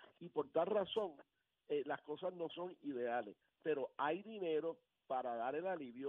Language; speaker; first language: Spanish; native; Spanish